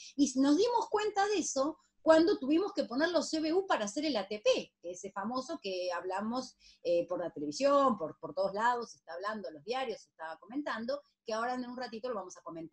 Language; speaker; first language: Spanish; native; Spanish